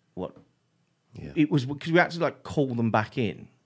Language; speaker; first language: English; native; English